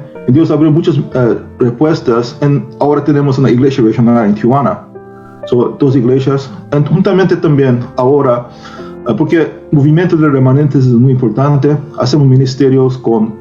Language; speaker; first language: Spanish; non-native, learner; Korean